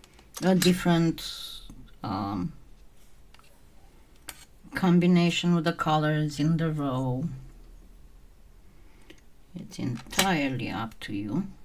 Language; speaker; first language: English; non-native, fluent; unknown